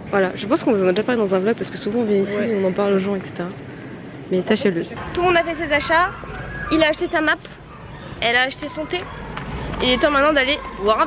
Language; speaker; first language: French; native; French